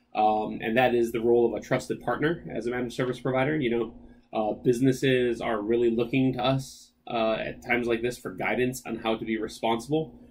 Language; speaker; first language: English; native; English